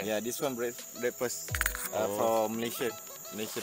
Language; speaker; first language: English; non-native, learner; Malay